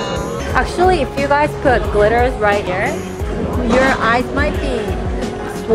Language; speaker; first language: English; non-native, fluent; Korean